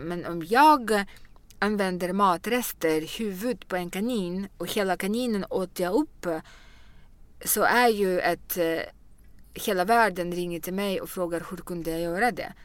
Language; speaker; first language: Swedish; non-native, fluent; Russian